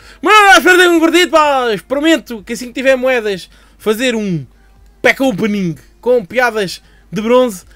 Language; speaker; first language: Portuguese; native; Portuguese